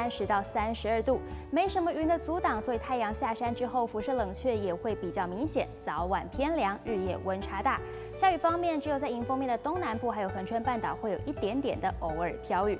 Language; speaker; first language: Chinese; native; Chinese